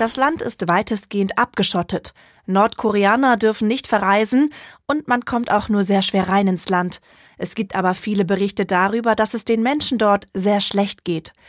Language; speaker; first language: German; native; German